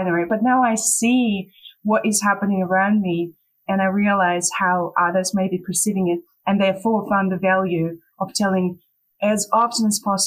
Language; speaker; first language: English; non-native, fluent; Russian